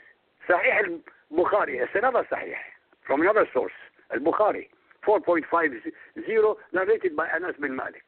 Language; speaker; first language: English; non-native, fluent; Arabic